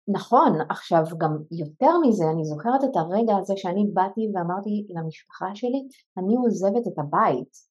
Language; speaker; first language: Hebrew; non-native, local second language; Arabic